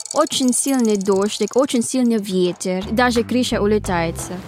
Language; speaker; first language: Russian; non-native, learner; Filipino